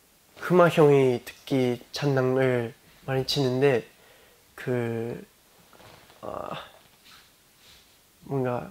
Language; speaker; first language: Korean; non-native, fluent; Japanese